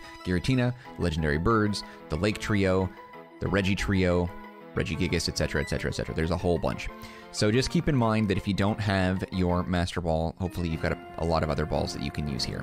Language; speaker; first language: English; native; English